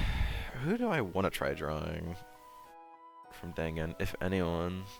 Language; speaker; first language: English; native; English